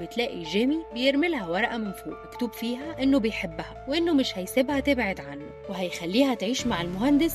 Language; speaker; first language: Arabic; native; Arabic